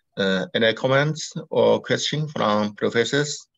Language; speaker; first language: English; non-native, learner; Chinese